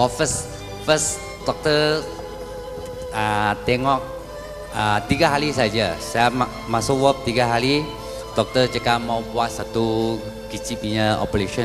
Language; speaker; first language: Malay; non-native, local second language; Chinese